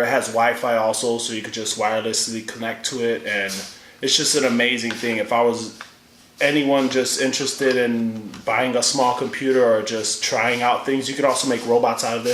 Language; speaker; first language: English; native; English